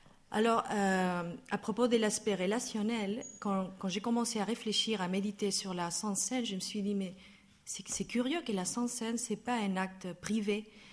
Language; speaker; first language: French; non-native, fluent; Spanish